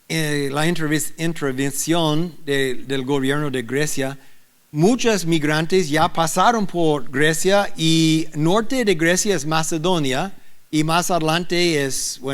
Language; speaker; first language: Spanish; non-native, learner; English